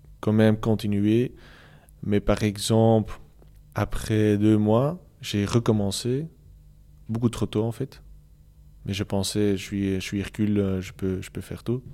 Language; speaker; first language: French; non-native, local second language; Dutch